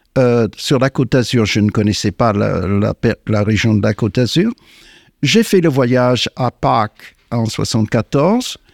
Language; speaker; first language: French; non-native, fluent; English